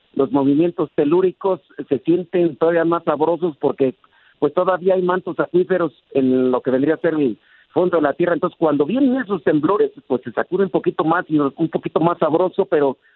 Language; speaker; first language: Spanish; native; Spanish